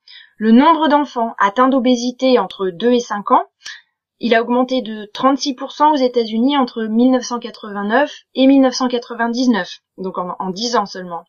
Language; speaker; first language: French; native; French